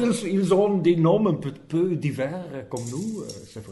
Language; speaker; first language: French; non-native, learner; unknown